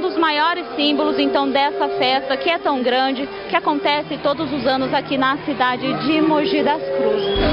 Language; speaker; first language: Portuguese; native; Portuguese